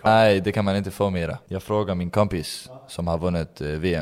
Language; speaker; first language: Swedish; non-native, learner; Danish